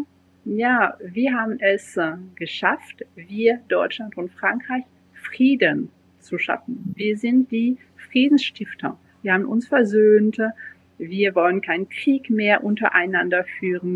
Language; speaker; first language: German; non-native, fluent; French